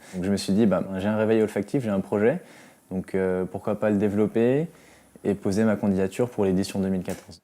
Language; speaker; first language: French; native; French